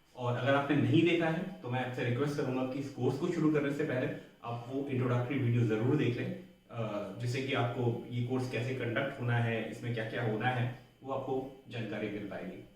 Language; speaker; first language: Hindi; native; Hindi